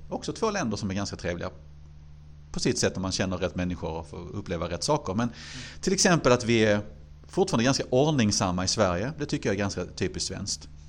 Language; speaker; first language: Swedish; native; Swedish